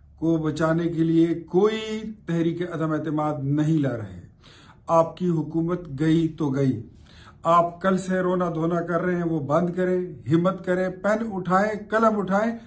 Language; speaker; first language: Urdu; non-native, local second language; Pashto